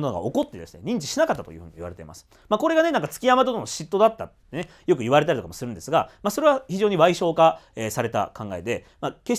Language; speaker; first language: Japanese; native; Japanese